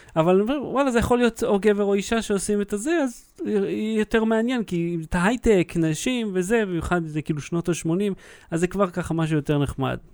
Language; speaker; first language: Hebrew; early bilingual, other home language; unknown